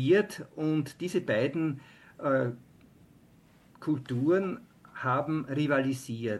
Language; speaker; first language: German; native; German